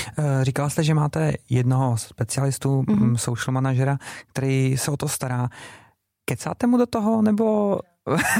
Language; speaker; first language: Czech; native; Czech